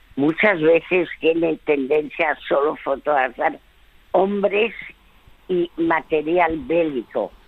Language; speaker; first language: Spanish; early bilingual, other home language; French